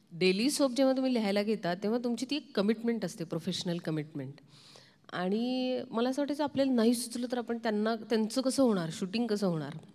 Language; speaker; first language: Marathi; native; Marathi